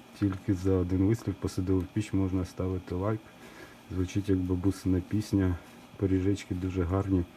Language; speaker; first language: Ukrainian; non-native, local second language; Russian